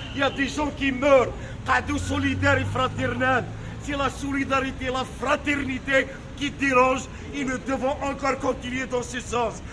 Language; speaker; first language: French; non-native, local second language; Arabic